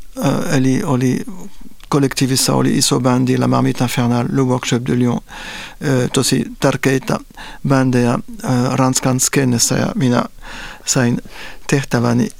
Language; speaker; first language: Finnish; non-native, fluent; Spanish